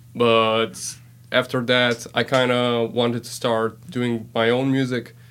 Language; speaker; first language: English; non-native, fluent; Slovenian